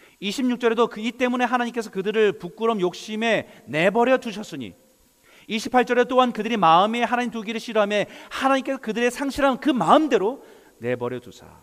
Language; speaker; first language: Korean; native; Korean